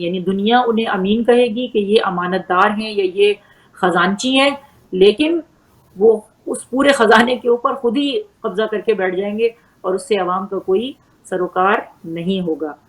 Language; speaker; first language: Urdu; native; Urdu